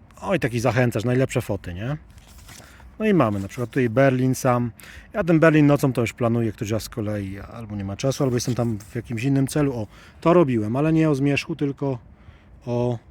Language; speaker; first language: Polish; native; Polish